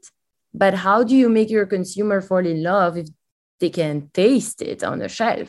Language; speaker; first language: English; non-native, fluent; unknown